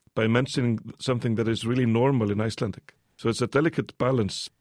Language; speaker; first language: English; early bilingual, other home language; Icelandic